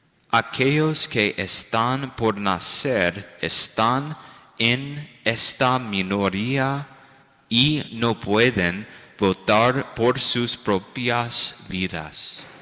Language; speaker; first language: Spanish; non-native, fluent; English